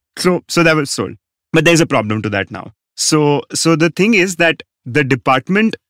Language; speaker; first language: English; non-native, local second language; Hindi